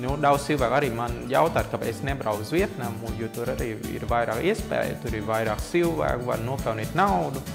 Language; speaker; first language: Latvian; non-native, fluent; Vietnamese